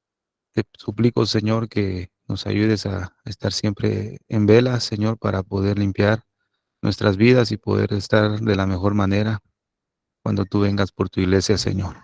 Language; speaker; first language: Spanish; native; Spanish